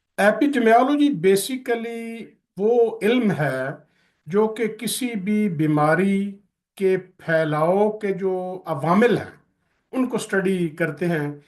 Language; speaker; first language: Urdu; non-native, local second language; Punjabi